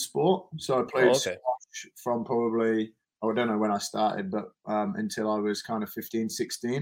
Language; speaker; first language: English; native; English